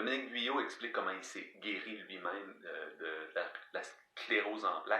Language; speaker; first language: French; native; French